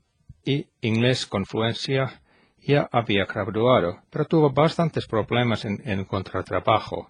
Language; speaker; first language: Spanish; non-native, fluent; Finnish